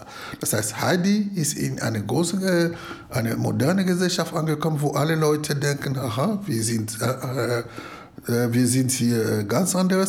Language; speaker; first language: German; non-native, fluent; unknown